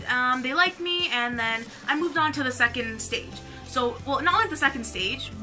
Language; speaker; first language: English; native; English